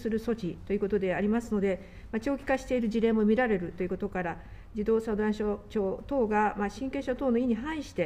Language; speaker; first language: Japanese; native; Japanese